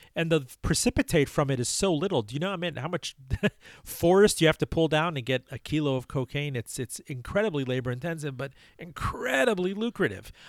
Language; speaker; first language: English; early bilingual, other home language; Persian